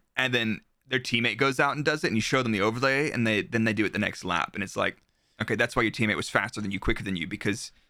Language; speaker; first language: English; native; English